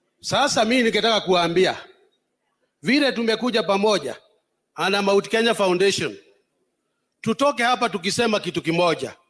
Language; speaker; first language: Swahili; non-native, local second language; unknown